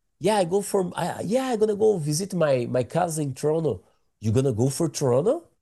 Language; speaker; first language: English; non-native, learner; Portuguese